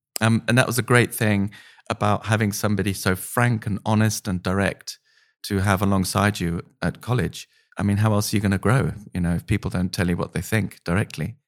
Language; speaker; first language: English; native; English